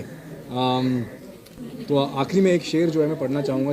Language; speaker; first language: Hindi; native; Hindi